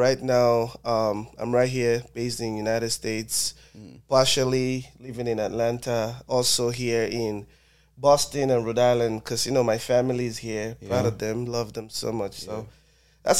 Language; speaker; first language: English; non-native, local second language; Igbo